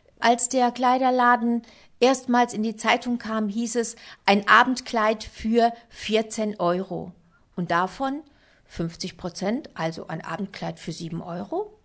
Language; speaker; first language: German; native; German